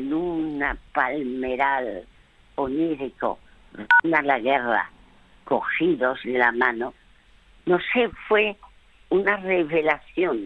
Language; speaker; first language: Spanish; non-native, fluent; French